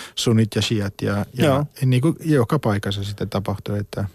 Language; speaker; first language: Finnish; non-native, fluent; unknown